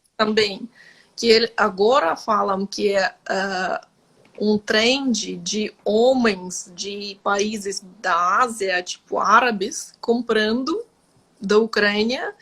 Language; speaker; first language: Portuguese; non-native, fluent; Ukrainian